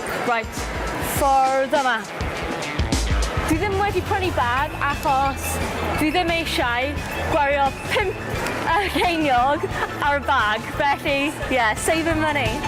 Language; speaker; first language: Welsh; non-native, local second language; English